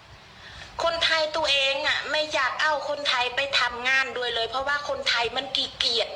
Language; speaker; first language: Thai; non-native, fluent; Khmer